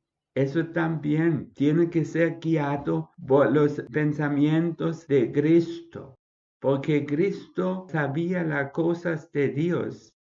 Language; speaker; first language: Spanish; non-native, fluent; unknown